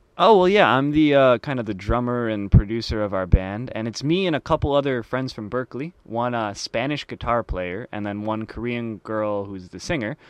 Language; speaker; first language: English; native; English